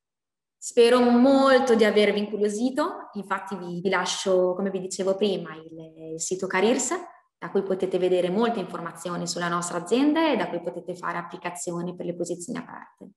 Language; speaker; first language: Italian; native; Italian